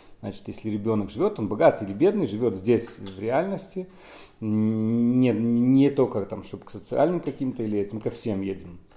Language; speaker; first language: Russian; non-native, local second language; Polish